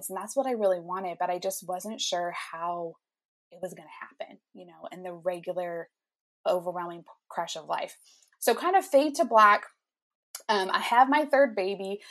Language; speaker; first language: English; native; English